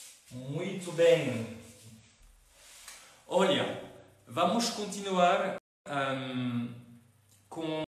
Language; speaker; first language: Portuguese; non-native, fluent; French